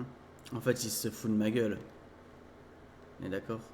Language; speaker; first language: French; native; French